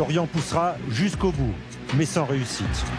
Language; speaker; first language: French; native; French